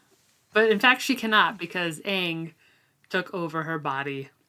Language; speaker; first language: English; native; English